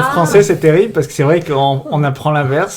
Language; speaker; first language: French; native; French